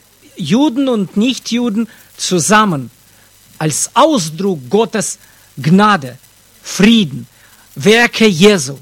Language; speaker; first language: German; non-native, fluent; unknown